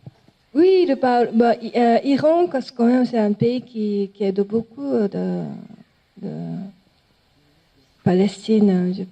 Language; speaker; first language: French; non-native, learner; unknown